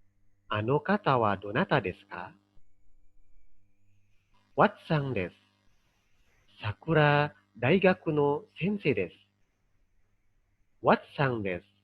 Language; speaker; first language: Japanese; non-native, fluent; Indonesian